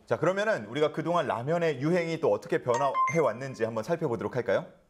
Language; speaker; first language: Korean; native; Korean